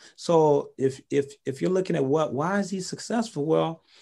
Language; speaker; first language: English; early bilingual, other home language; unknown